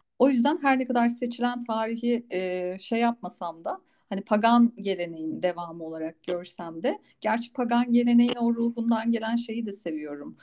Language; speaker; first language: Turkish; native; Turkish